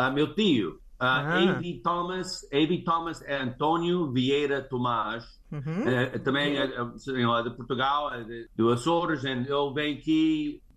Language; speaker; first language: Portuguese; early bilingual, heritage; English